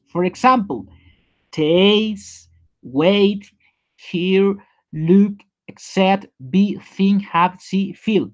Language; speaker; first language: English; non-native, learner; Spanish